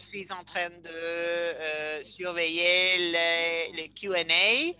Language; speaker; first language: French; non-native, fluent; Spanish